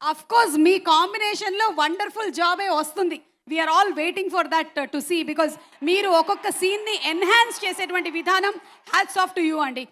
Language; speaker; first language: Telugu; native; Telugu